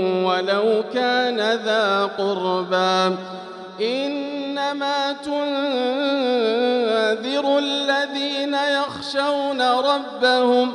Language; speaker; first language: Arabic; native; Arabic